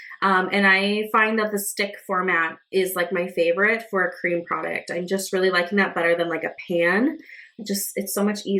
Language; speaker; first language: English; native; English